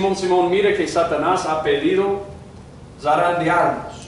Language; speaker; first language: Spanish; non-native, fluent; English